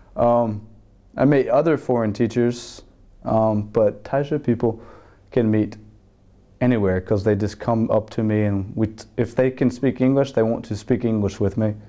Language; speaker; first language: English; native; English